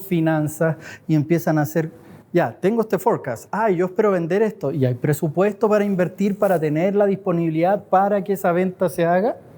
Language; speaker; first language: Spanish; native; Spanish